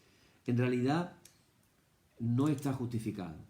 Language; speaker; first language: Spanish; native; Spanish